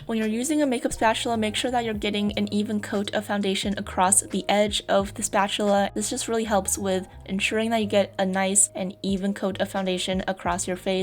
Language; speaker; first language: English; native; English